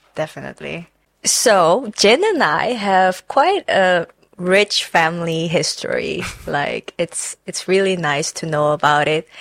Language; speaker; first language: English; non-native, fluent; Chinese